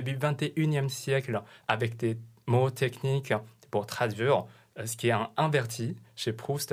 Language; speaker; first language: French; non-native, fluent; Chinese